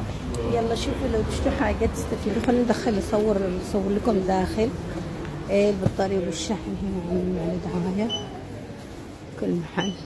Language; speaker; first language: Arabic; native; Arabic